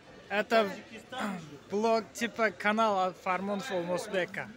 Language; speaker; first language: Russian; non-native, local second language; Uzbek